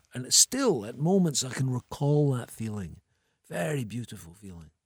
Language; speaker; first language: English; native; English